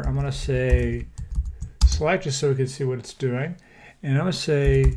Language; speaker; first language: English; native; English